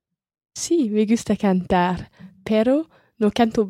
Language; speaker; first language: Spanish; non-native, learner; English